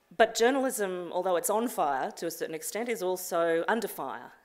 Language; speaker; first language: English; native; English